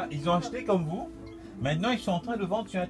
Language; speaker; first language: French; native; French